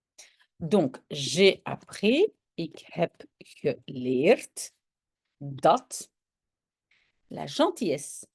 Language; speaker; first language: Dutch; non-native, local second language; French